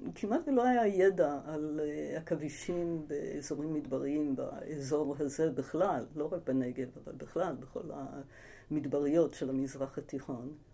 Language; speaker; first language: Hebrew; early bilingual, other home language; English